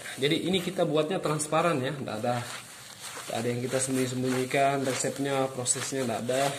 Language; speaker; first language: Indonesian; non-native, local second language; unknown